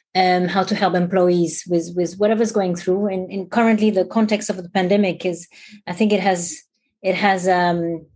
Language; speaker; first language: English; non-native, fluent; French